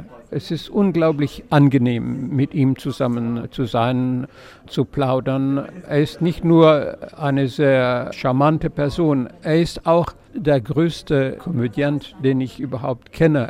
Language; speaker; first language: German; non-native, fluent; French